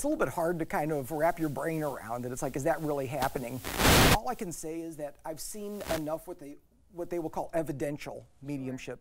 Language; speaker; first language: English; native; English